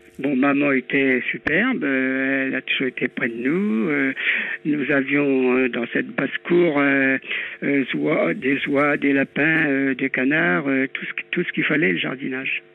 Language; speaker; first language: French; native; French